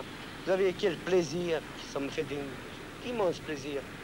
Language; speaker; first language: French; non-native, fluent; Hungarian